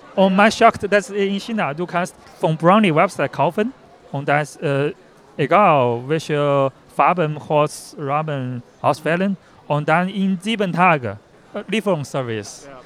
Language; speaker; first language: German; non-native, learner; Chinese